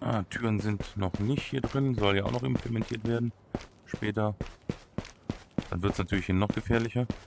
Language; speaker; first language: German; native; German